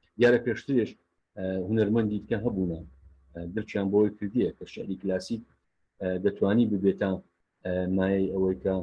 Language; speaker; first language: Central Kurdish; native; Central Kurdish